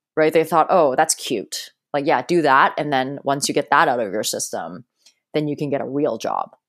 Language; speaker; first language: English; early bilingual, other home language; Cantonese